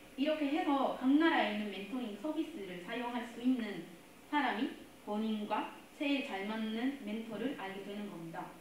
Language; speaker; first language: Korean; non-native, fluent; Spanish